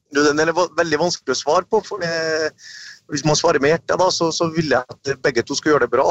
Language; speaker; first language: Norwegian; early bilingual, other home language; Arabic